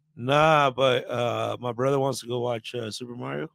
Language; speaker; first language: English; early bilingual, other home language; Spanish